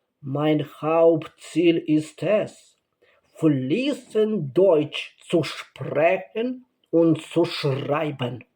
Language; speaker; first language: German; non-native, learner; Ukrainian